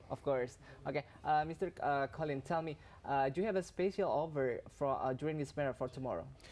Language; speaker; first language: English; non-native, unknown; Indonesian